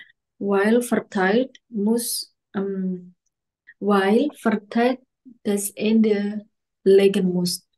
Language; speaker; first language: German; non-native, learner; Indonesian